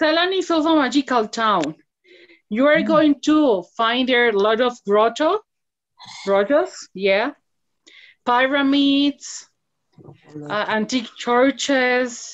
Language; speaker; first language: English; non-native, learner; Spanish